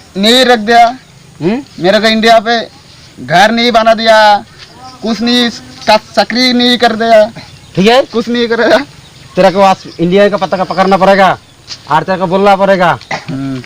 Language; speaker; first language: Hindi; non-native, local second language; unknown